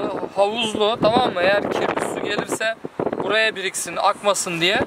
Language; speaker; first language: Turkish; native; Turkish